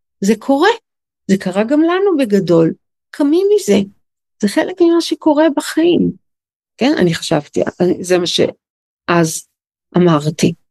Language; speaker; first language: Hebrew; native; Hebrew